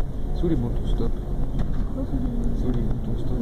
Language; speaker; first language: French; native; French